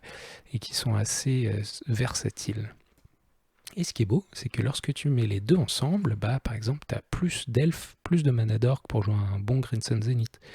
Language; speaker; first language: French; native; French